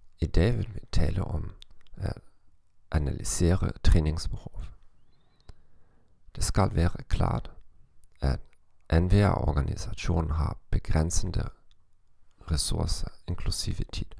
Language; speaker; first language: Danish; non-native, fluent; German